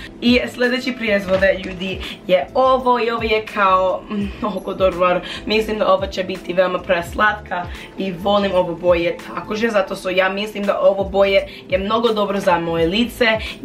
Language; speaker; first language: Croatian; non-native, learner; English